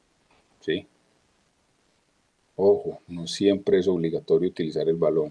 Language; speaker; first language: Spanish; native; Spanish